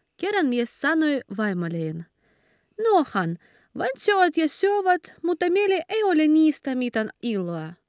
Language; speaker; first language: Finnish; non-native, learner; Ukrainian